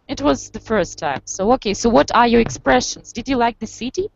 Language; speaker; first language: English; non-native, fluent; Russian